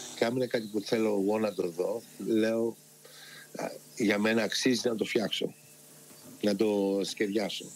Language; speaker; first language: Greek; early bilingual, heritage; Greek